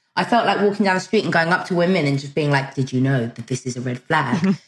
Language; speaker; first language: English; early bilingual, other home language; German